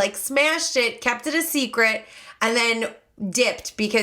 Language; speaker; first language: English; native; English